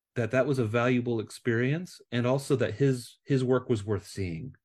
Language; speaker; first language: English; native; English